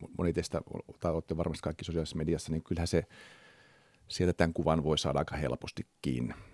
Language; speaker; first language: Finnish; native; Finnish